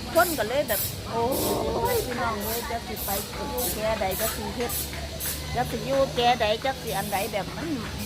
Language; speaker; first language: Thai; native; Thai